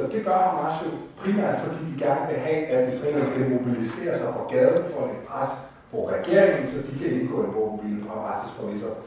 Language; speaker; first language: Danish; native; Danish